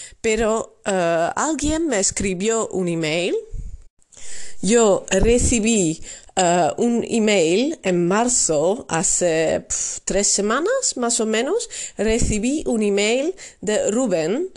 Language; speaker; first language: Spanish; non-native, learner; Dutch